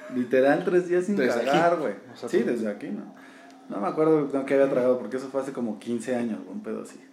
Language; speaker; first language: Spanish; native; Spanish